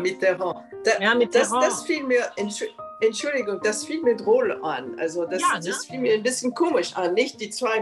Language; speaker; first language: German; non-native, fluent; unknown